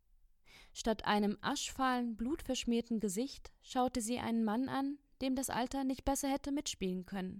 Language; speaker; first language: German; native; German